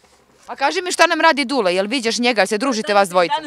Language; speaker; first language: Serbian; native; Serbian